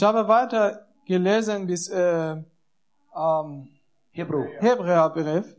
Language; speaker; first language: German; non-native, learner; Persian